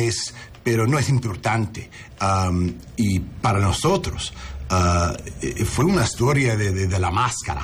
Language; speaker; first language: Spanish; early bilingual, heritage; English